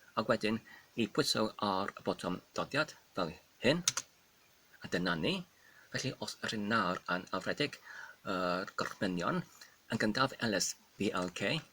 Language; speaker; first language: Welsh; non-native, learner; Polish